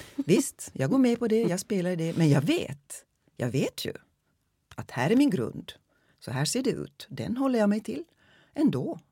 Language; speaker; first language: Swedish; native; Swedish